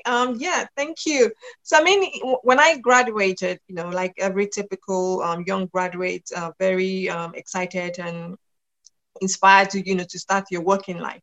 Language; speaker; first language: English; non-native, local second language; Yoruba